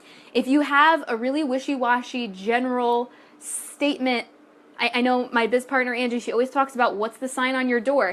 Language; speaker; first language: English; native; English